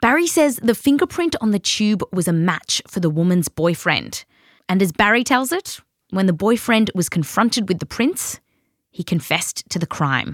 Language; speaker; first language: English; native; English